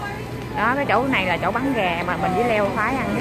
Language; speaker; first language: Vietnamese; native; Vietnamese